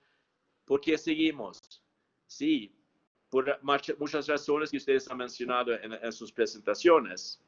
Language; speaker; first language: Spanish; non-native, fluent; Swedish